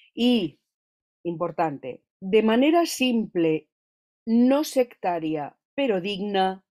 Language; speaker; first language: Spanish; native; Spanish